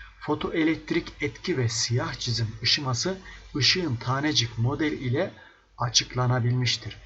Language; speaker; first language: Turkish; native; Turkish